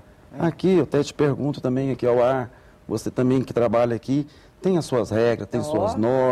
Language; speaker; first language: Portuguese; native; Portuguese